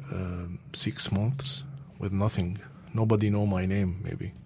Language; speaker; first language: English; non-native, learner; Arabic